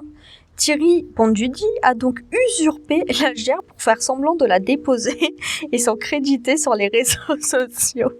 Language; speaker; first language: French; native; French